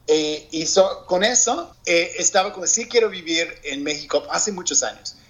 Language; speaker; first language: Spanish; non-native, learner; English